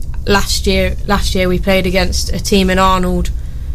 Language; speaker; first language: English; native; English